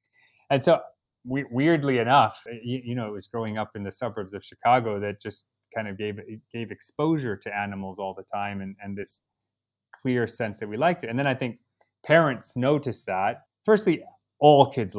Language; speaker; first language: English; native; English